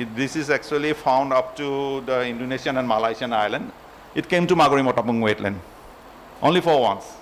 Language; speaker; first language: English; non-native, local second language; Assamese